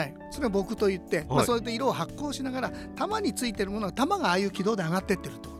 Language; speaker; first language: Japanese; native; Japanese